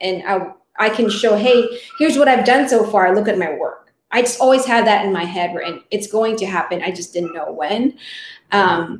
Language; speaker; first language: English; non-native, local second language; Filipino